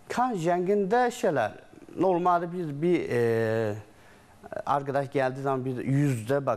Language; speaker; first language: Turkish; non-native, learner; Chinese